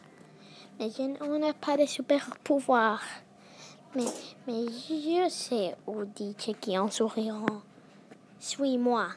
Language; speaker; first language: French; non-native, learner; English